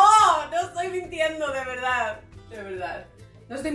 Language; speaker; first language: Spanish; early bilingual, heritage; English